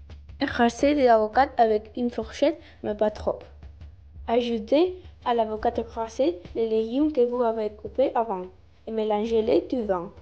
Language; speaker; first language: French; non-native, learner; Spanish